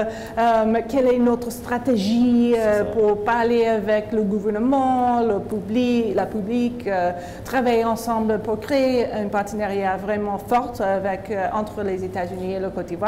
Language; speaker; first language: French; non-native, fluent; English